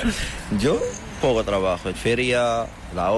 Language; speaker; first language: Spanish; non-native, learner; Arabic